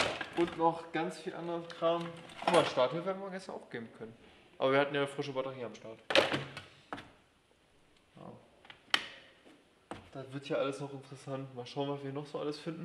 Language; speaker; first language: German; native; German